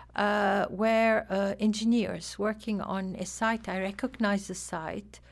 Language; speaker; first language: English; non-native, fluent; Arabic